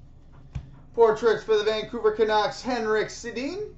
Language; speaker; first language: English; native; English